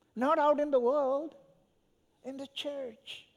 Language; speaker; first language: English; non-native, local second language; Malayalam